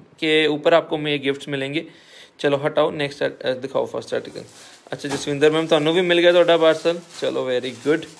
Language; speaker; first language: Hindi; non-native, local second language; Punjabi